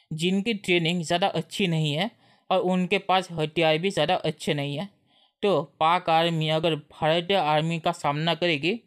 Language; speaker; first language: Hindi; native; Hindi